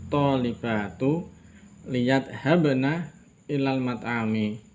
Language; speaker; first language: Arabic; non-native, fluent; Indonesian